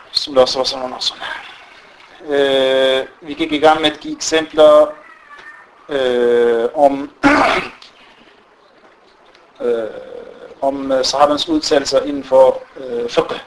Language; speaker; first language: Danish; non-native, fluent; Arabic